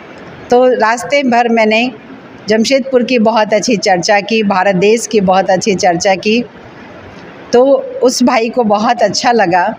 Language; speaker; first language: Hindi; native; Hindi